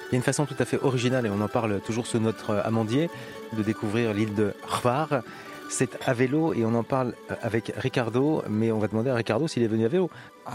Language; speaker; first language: French; native; French